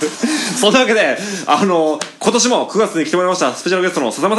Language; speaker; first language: Japanese; native; Japanese